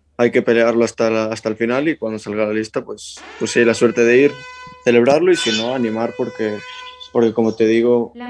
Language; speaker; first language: Spanish; native; Spanish